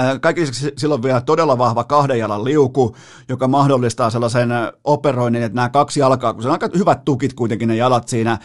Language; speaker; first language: Finnish; native; Finnish